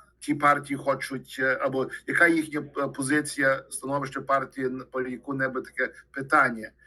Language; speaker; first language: Ukrainian; early bilingual, heritage; Ukrainian